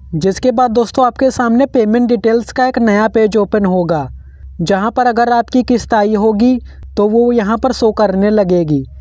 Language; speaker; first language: Hindi; non-native, local second language; Marathi